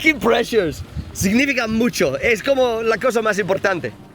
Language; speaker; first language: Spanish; non-native, learner; English